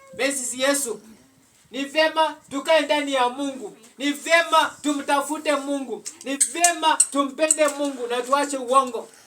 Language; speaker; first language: Swahili; non-native, local second language; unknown